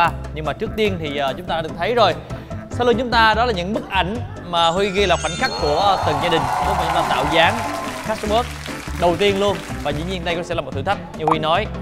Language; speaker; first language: Vietnamese; native; Vietnamese